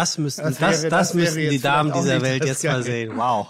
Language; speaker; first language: German; native; German